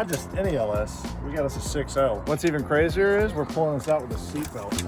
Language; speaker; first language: English; native; English